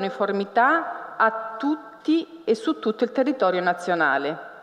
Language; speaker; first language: Italian; native; Italian